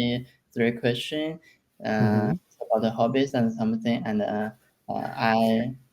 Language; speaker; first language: English; non-native, learner; Chinese